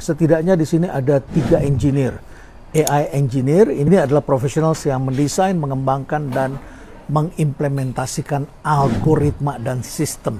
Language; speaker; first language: Indonesian; native; Indonesian